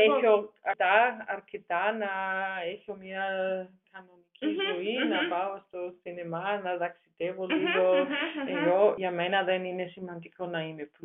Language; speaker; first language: Greek; non-native, learner; German